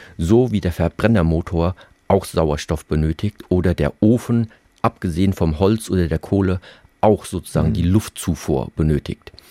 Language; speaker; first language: German; early bilingual, other home language; Vietnamese